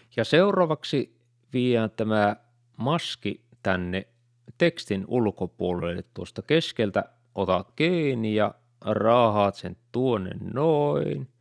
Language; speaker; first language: Finnish; native; Finnish